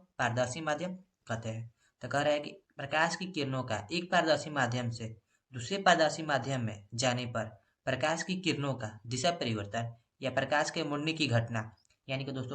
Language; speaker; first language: Hindi; native; Hindi